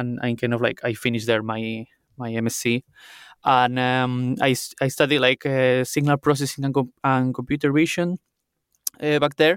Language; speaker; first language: English; non-native, fluent; Spanish